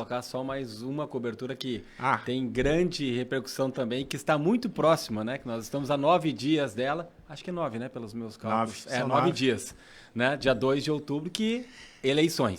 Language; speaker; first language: Portuguese; native; Portuguese